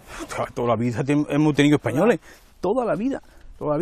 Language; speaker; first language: Spanish; native; Spanish